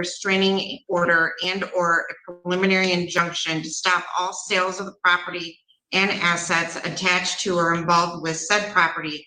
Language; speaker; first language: English; native; English